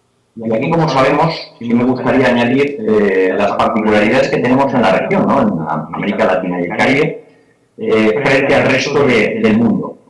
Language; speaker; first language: Spanish; native; Spanish